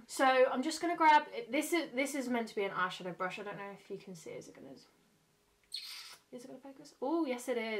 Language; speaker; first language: English; native; English